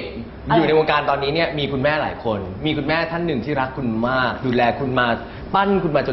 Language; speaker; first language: Thai; native; Thai